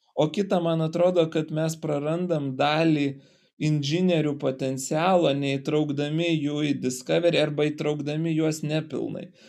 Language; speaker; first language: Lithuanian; native; Lithuanian